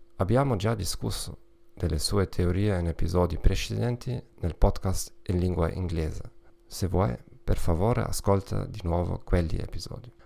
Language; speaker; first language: Italian; non-native, learner; German